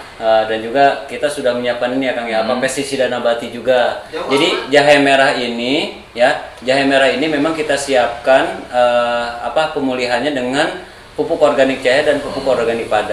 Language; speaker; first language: Indonesian; native; Indonesian